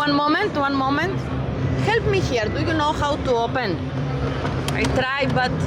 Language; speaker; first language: English; non-native, learner; Serbian